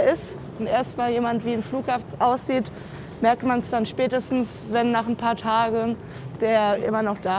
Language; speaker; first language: German; native; German